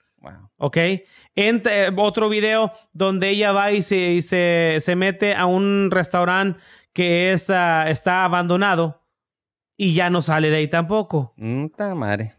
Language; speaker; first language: Spanish; early bilingual, heritage; English